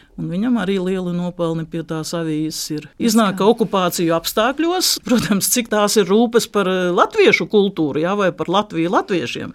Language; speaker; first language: Latvian; native; Latvian